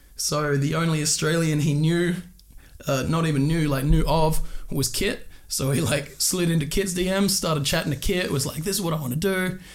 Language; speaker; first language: English; native; English